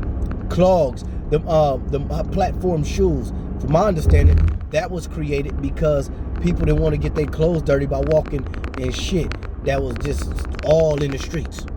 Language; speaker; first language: English; native; English